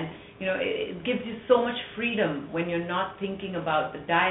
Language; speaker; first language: English; non-native, local second language; French